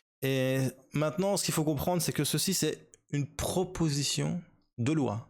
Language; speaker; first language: French; native; French